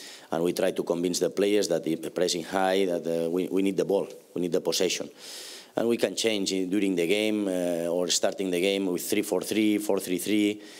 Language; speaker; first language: English; non-native, fluent; Catalan